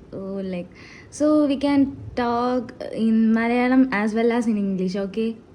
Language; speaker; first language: English; non-native, local second language; Malayalam